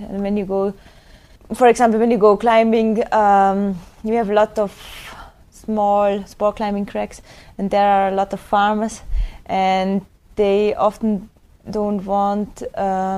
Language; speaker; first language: English; non-native, fluent; German